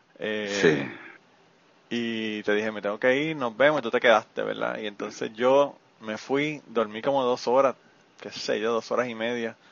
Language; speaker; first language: Spanish; native; Spanish